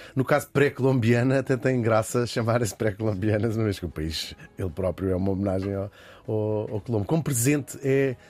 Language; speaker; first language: Portuguese; native; Portuguese